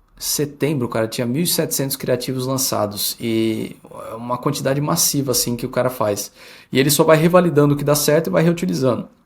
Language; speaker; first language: Portuguese; early bilingual, heritage; Portuguese